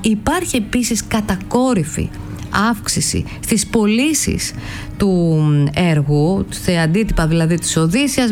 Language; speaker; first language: Greek; native; Greek